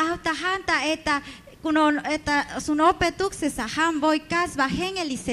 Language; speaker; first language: Finnish; non-native, fluent; Spanish